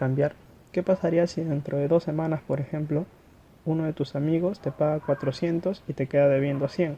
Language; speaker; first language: Spanish; native; Spanish